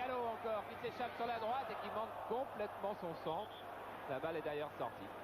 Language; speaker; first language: French; native; French